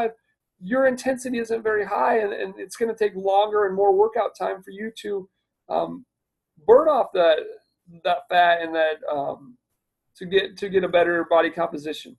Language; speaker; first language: English; native; English